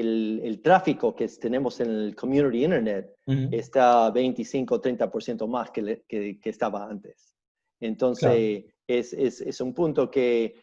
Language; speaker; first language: Spanish; early bilingual, heritage; Spanish